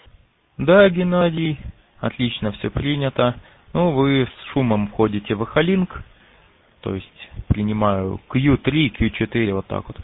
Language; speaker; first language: Russian; native; Russian